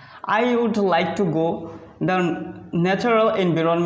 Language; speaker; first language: English; non-native, learner; Bangla